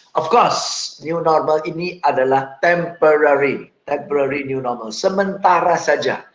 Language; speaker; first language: Indonesian; non-native, fluent; English